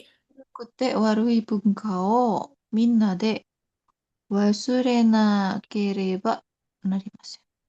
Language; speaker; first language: Japanese; non-native, learner; Indonesian